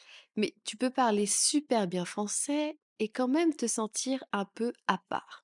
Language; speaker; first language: French; native; French